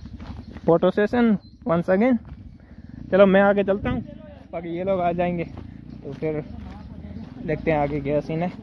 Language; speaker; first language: Hindi; non-native, local second language; Gujarati